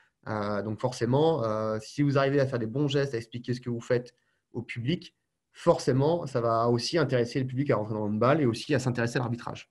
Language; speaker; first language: French; native; French